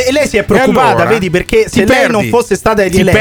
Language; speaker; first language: Italian; native; Italian